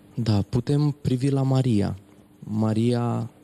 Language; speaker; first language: Romanian; native; Romanian